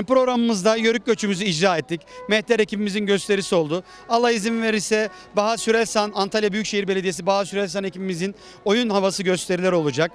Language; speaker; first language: Turkish; native; Turkish